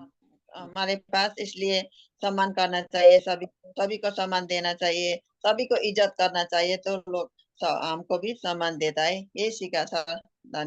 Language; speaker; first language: Hindi; non-native, local second language; Nepali